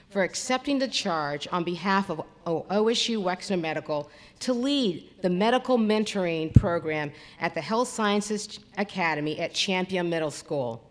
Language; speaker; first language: English; native; English